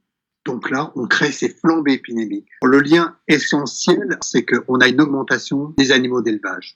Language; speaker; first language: French; native; French